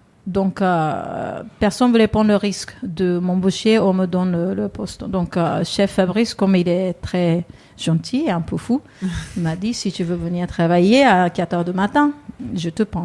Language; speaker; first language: French; non-native, fluent; Japanese